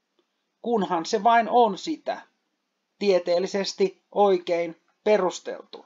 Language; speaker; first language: Finnish; native; Finnish